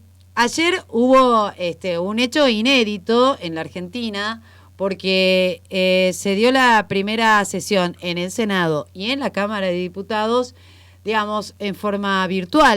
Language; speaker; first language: Spanish; native; Spanish